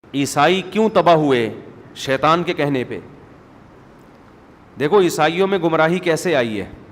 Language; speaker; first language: Urdu; native; Urdu